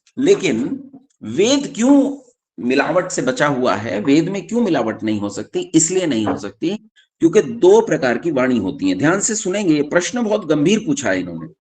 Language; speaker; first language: Hindi; native; Hindi